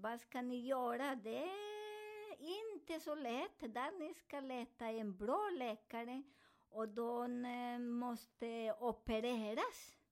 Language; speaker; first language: Swedish; non-native, fluent; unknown